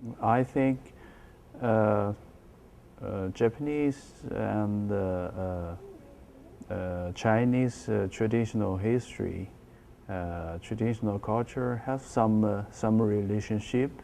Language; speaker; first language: English; non-native, learner; Chinese